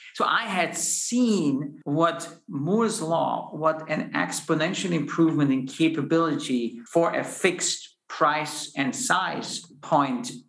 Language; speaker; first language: English; non-native, fluent; German